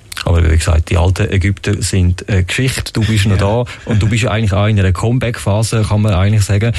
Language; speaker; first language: German; native; German